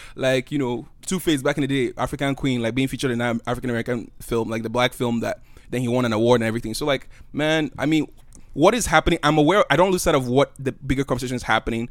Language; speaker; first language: English; non-native, local second language; Igbo